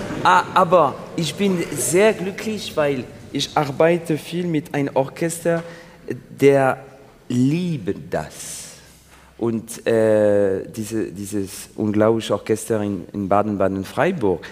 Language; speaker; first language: German; non-native, learner; French